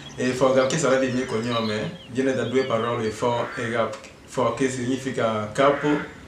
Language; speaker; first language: Italian; non-native, fluent; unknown